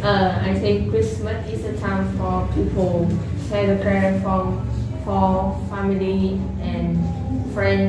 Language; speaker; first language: English; non-native, learner; Vietnamese